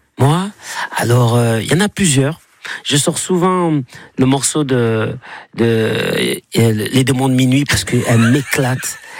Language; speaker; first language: French; native; French